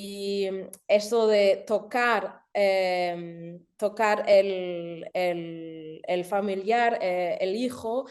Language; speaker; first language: Spanish; early bilingual, heritage; German